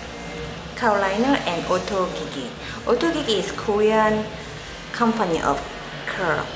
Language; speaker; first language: English; non-native, learner; Korean